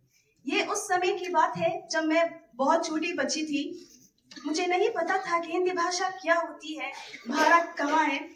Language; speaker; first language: Hindi; non-native, fluent; Arabic